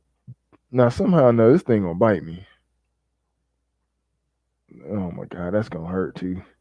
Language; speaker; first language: English; native; English